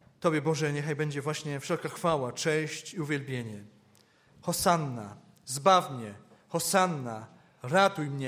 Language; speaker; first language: Polish; native; Polish